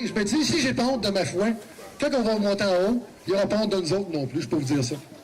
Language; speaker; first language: French; native; French